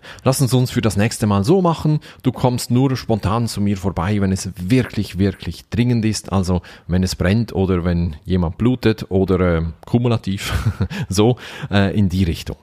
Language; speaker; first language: German; native; German